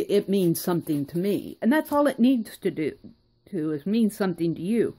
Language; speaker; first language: English; native; English